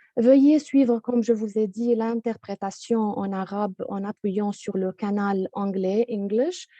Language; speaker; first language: French; non-native, fluent; Arabic